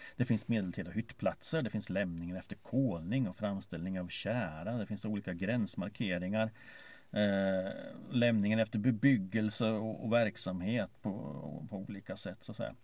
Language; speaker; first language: Swedish; native; Swedish